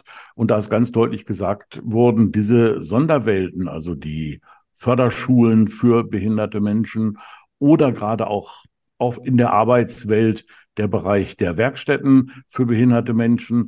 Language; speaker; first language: German; native; German